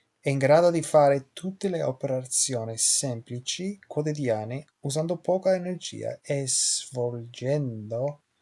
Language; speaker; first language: Italian; non-native, learner; English